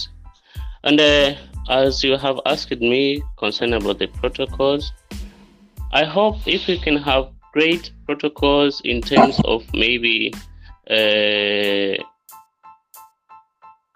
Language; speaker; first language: English; non-native, local second language; Swahili